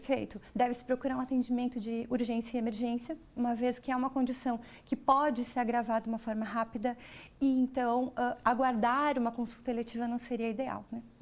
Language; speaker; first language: Portuguese; native; Portuguese